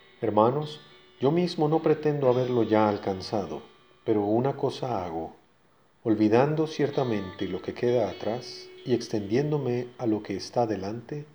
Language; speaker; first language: Spanish; native; Spanish